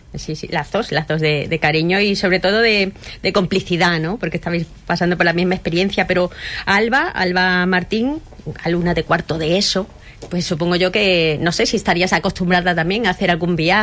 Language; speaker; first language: Spanish; native; Spanish